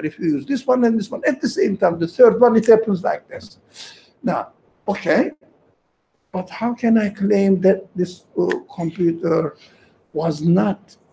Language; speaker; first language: English; non-native, fluent; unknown